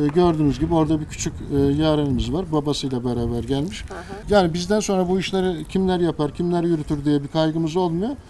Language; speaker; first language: Turkish; native; Turkish